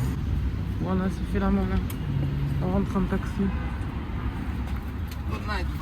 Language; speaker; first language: French; native; French